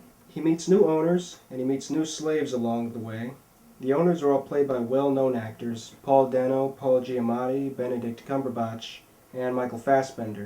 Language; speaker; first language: English; native; English